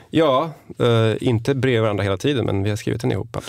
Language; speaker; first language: Swedish; native; Swedish